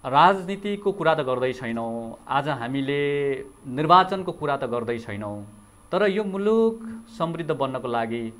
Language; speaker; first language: Nepali; native; Nepali